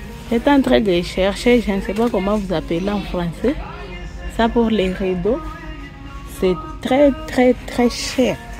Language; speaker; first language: French; non-native, local second language; Swahili